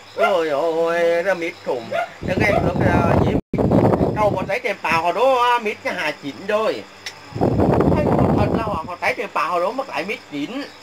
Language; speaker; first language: Vietnamese; non-native, local second language; Muong